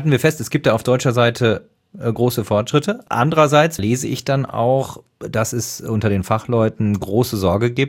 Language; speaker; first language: German; native; German